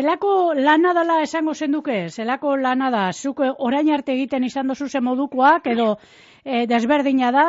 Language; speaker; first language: Basque; native; Basque